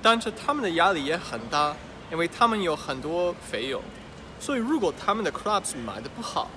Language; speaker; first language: Chinese; non-native, learner; English